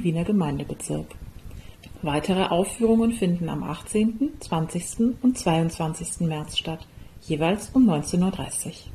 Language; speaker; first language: German; native; German